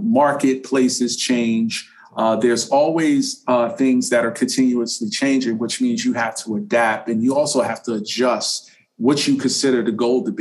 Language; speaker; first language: English; native; English